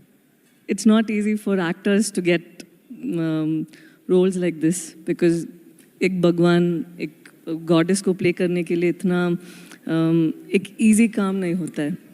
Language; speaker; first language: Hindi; non-native, local second language; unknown